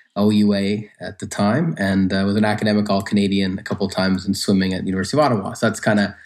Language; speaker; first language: English; native; English